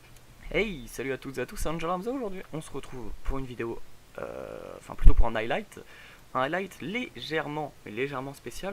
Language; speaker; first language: French; native; French